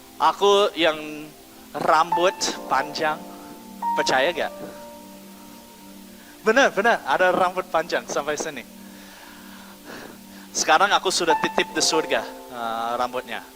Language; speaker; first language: Indonesian; non-native, fluent; English